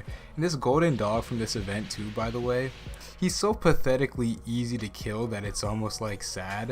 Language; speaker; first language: English; native; English